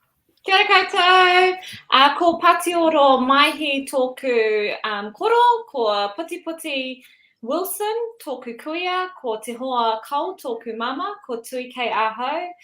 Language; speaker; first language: Māori; non-native, local second language; English